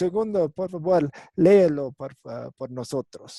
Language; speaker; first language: Spanish; non-native, fluent; English